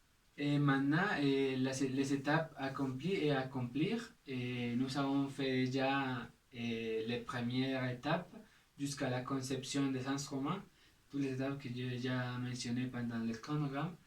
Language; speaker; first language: French; non-native, learner; Spanish